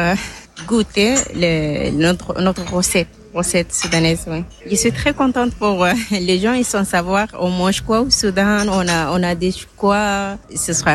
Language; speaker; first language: French; non-native, learner; Arabic